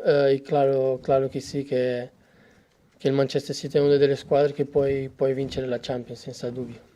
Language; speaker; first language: Italian; non-native, fluent; Portuguese